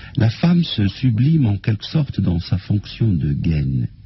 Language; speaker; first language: French; non-native, local second language; Arabic